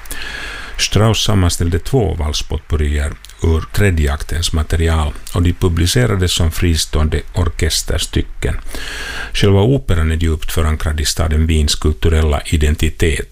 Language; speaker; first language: Swedish; native; Swedish